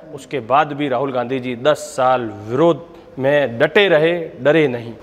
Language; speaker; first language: Hindi; native; Hindi